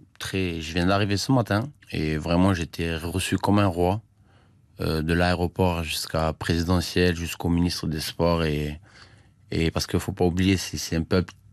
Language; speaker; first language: French; early bilingual, other home language; Armenian